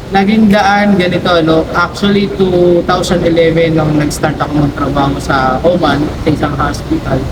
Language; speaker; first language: Filipino; native; Filipino